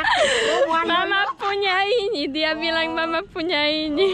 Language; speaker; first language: Indonesian; non-native, learner; Polish